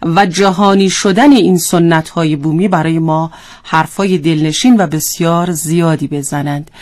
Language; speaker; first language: Persian; native; Persian